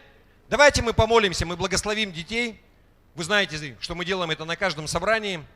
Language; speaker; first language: Russian; native; Russian